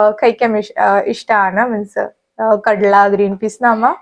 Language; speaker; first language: Malayalam; non-native, learner; Hindi